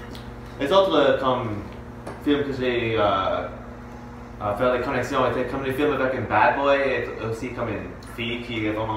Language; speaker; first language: French; non-native, learner; English